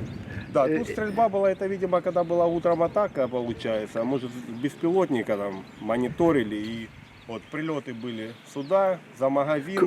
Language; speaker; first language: Russian; native; Russian